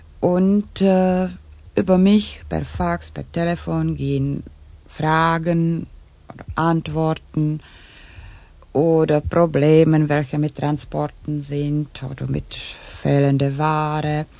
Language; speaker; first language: German; non-native, learner; Czech